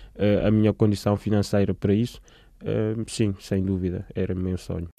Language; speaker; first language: Portuguese; non-native, fluent; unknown